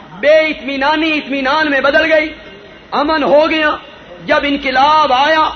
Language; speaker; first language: Urdu; non-native, local second language; Punjabi